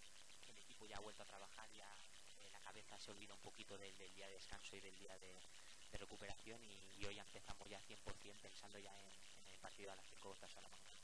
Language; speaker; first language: Spanish; native; Spanish